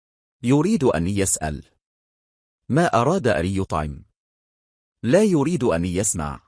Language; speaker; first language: Arabic; non-native, fluent; Bangla